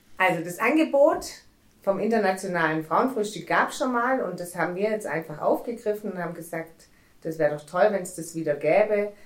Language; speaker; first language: German; native; German